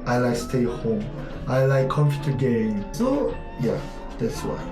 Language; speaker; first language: English; non-native, learner; Korean